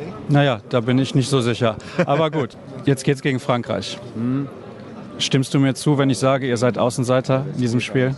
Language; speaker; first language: German; native; German